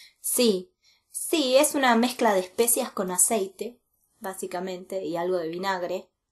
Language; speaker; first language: Spanish; native; Spanish